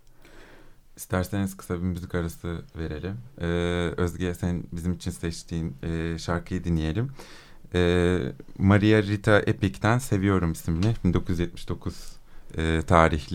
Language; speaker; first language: Turkish; native; Turkish